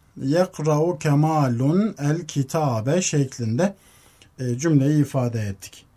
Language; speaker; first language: Turkish; native; Turkish